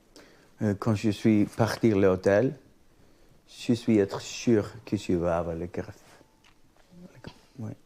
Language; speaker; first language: French; non-native, learner; Icelandic